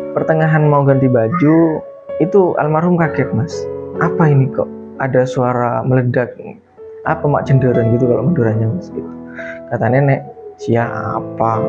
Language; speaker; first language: Indonesian; non-native, local second language; Madurese